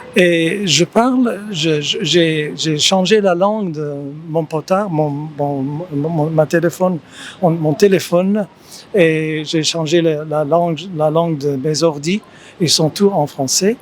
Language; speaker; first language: French; early bilingual, heritage; English